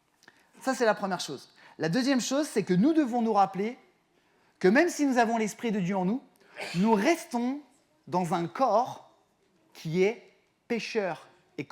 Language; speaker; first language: French; native; French